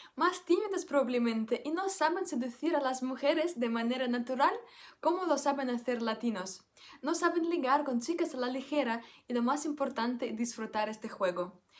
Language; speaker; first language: Spanish; non-native, fluent; Russian